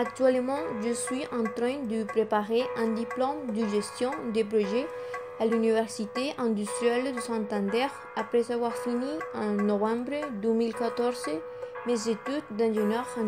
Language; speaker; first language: French; non-native, learner; Spanish